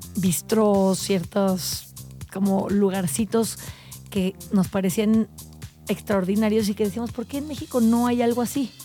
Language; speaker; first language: Spanish; native; Spanish